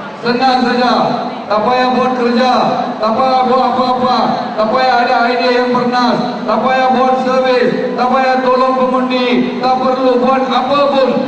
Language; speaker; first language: Malay; non-native, local second language; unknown